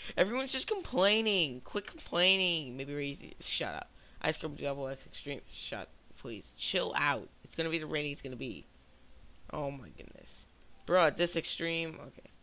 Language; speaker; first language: English; native; English